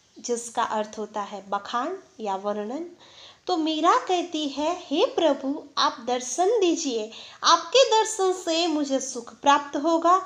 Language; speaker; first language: Hindi; non-native, local second language; Gujarati